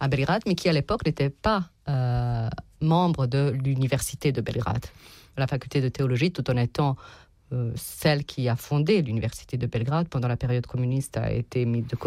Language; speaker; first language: French; non-native, fluent; Serbian